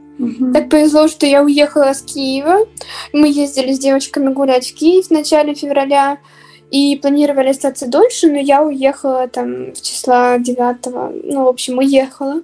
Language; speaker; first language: Russian; native; Russian